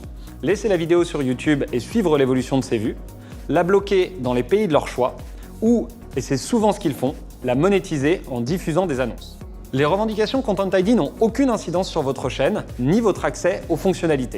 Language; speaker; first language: French; native; French